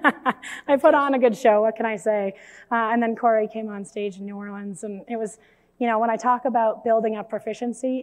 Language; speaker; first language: English; native; English